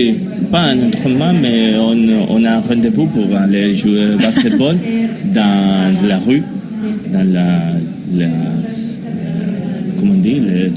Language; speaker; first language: French; non-native, learner; Spanish